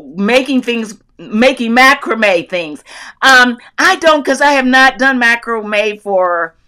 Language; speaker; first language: English; native; English